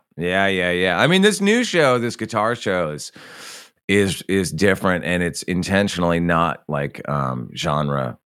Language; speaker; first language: English; native; English